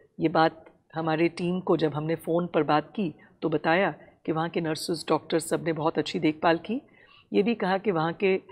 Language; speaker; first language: Hindi; non-native, local second language; Tamil